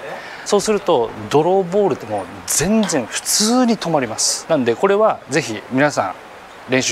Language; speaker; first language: Japanese; native; Japanese